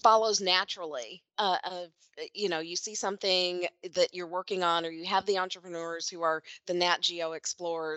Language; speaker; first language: English; native; English